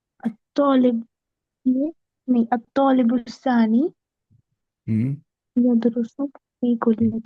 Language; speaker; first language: Arabic; non-native, learner; Urdu